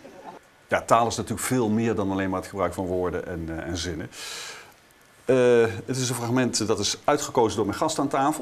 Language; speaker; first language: Dutch; native; Dutch